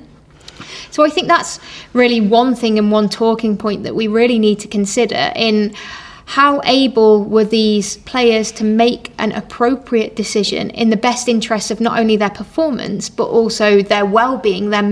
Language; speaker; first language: English; native; English